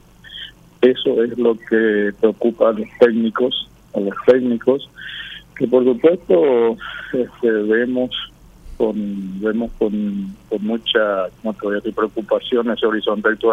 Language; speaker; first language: Spanish; native; Spanish